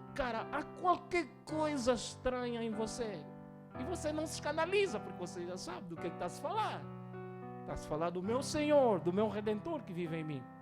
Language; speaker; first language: Portuguese; native; Portuguese